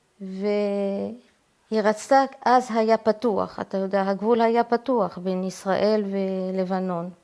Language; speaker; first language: Hebrew; early bilingual, heritage; Hebrew